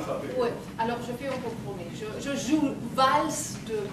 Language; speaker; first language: French; non-native, fluent; Russian